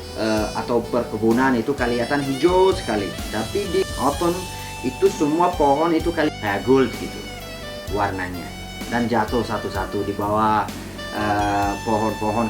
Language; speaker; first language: Indonesian; non-native, fluent; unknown